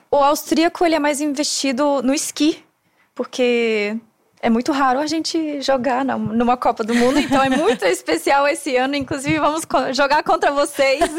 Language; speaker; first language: Portuguese; non-native, fluent; German